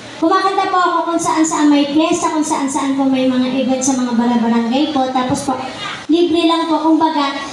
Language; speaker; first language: Filipino; native; Filipino